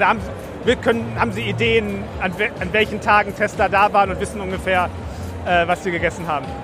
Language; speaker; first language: German; native; German